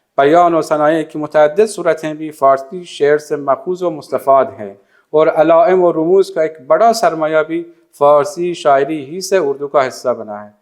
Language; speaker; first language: Urdu; non-native, fluent; Persian